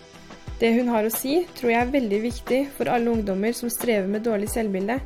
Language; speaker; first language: Norwegian; native; Norwegian